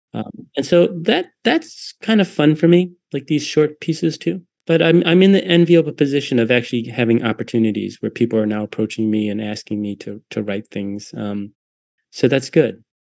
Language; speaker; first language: English; native; English